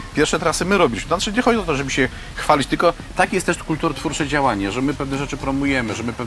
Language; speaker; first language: Polish; native; Polish